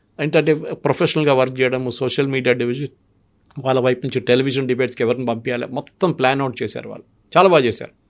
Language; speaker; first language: Telugu; non-native, local second language; Malayalam